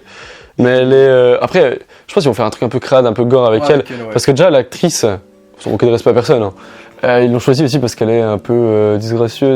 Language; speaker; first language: French; native; French